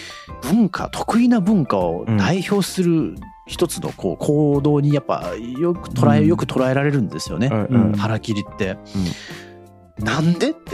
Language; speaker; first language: Japanese; native; Japanese